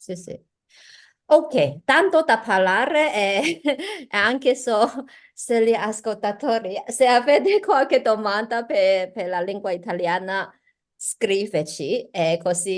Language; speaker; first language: Italian; non-native, learner; Chinese